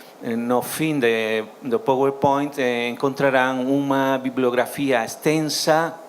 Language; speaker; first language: Portuguese; non-native, learner; Spanish